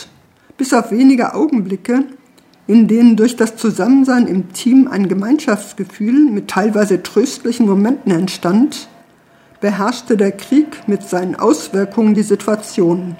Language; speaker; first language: German; native; German